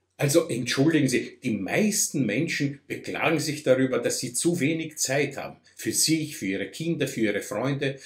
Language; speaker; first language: German; non-native, fluent; Russian